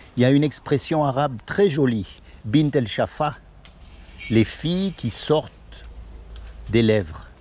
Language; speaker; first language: French; native; French